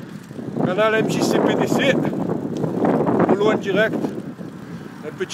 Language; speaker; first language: French; native; French